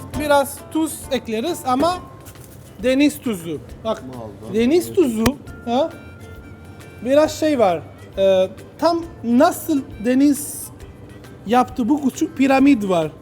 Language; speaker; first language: Turkish; non-native, learner; Italian